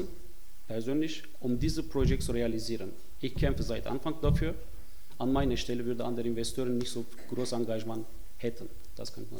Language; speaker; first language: German; non-native, fluent; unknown